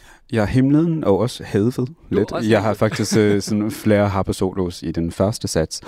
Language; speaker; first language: Danish; non-native, fluent; English